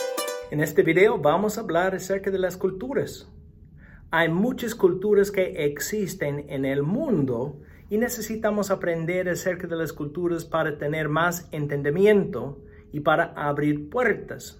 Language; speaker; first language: Spanish; non-native, fluent; English